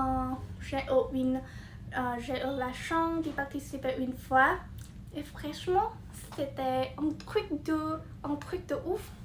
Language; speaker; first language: French; non-native, fluent; Vietnamese